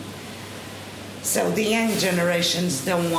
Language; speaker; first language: English; non-native, fluent; Portuguese